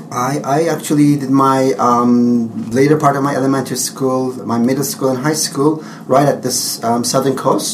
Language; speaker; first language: English; non-native, fluent; Turkish